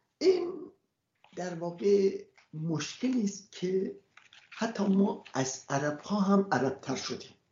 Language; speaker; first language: Persian; native; Persian